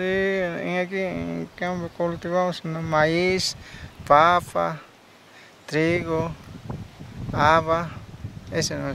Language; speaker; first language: Spanish; non-native, local second language; Quechua